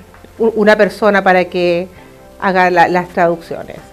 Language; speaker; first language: Spanish; native; Spanish